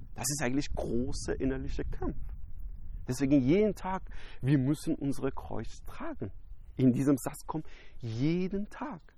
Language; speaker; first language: German; non-native, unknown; Persian